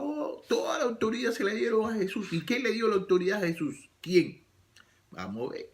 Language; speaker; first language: Spanish; native; Spanish